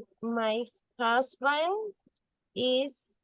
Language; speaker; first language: English; non-native, learner; Spanish